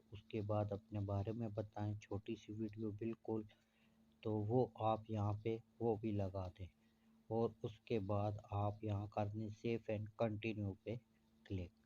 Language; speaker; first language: Urdu; non-native, local second language; Punjabi